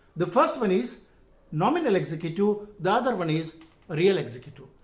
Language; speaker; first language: English; non-native, local second language; Kannada